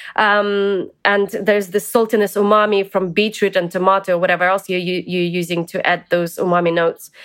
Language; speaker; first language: English; early bilingual, other home language; Ukrainian